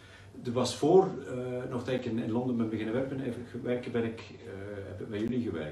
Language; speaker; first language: Dutch; native; Dutch